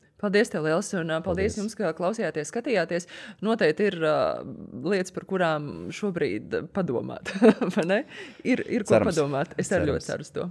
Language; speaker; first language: Latvian; native; Latvian